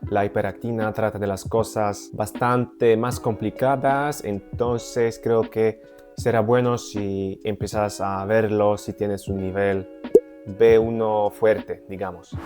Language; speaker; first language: Spanish; non-native, fluent; Polish